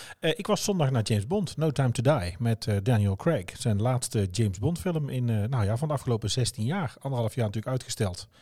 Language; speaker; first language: Dutch; native; Dutch